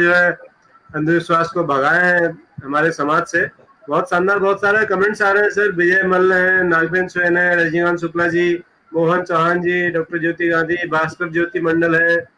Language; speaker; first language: Hindi; native; Hindi